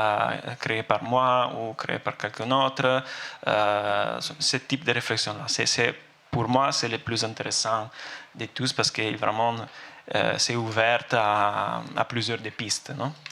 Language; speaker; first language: French; non-native, fluent; Italian